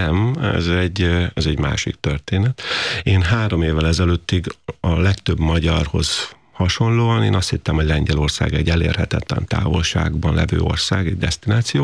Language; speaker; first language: Hungarian; native; Hungarian